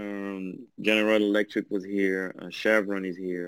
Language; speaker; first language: English; non-native, fluent; French